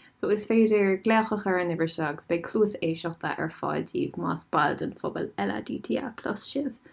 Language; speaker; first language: Irish; non-native, local second language; English